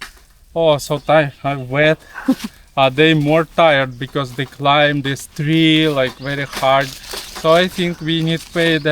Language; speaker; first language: English; non-native, learner; Russian